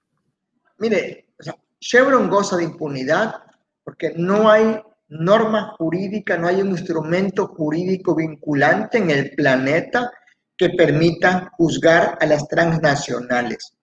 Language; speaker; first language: Spanish; native; Spanish